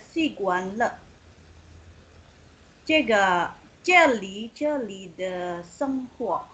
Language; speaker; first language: Chinese; non-native, learner; Indonesian